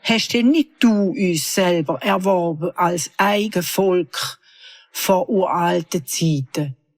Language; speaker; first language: German; native; German